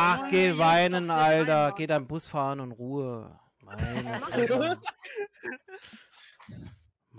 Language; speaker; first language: German; native; German